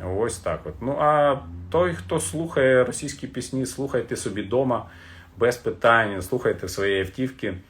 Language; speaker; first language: Ukrainian; non-native, local second language; Russian